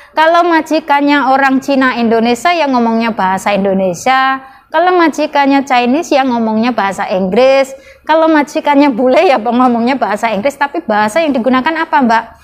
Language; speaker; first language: Indonesian; non-native, local second language; Javanese